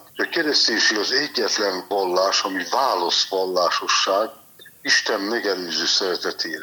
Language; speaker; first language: Hungarian; native; Hungarian